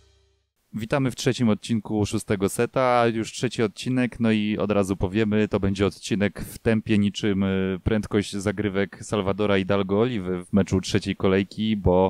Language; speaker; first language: Polish; native; Polish